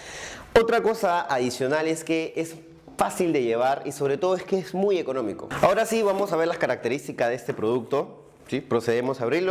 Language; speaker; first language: Spanish; native; Spanish